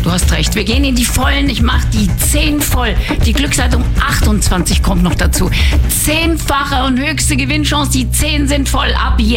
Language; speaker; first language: German; native; German